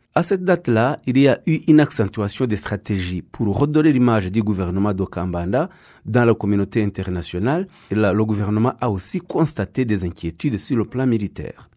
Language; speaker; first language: French; non-native, local second language; Kinyarwanda